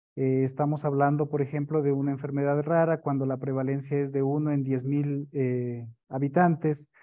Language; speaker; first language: Spanish; native; Spanish